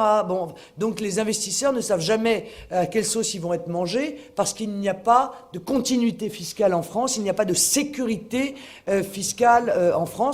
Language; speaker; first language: French; native; French